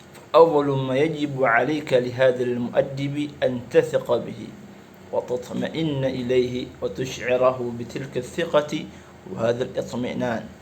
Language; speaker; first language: Arabic; non-native, learner; Banjar